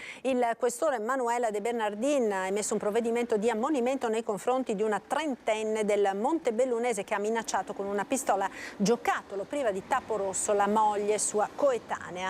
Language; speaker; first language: Italian; native; Italian